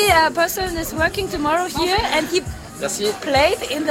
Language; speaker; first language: English; non-native, local second language; German